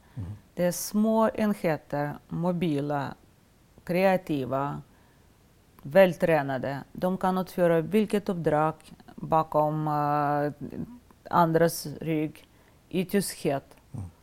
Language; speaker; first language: Swedish; non-native, fluent; Russian